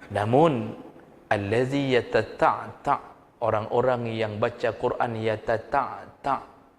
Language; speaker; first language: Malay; non-native, local second language; Achinese